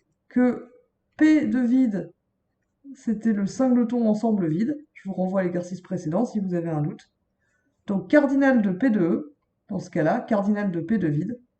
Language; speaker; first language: French; native; French